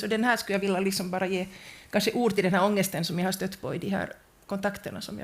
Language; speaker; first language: Swedish; native; Swedish